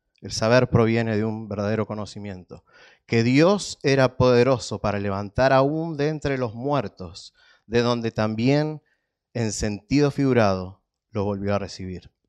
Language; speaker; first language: Spanish; native; Spanish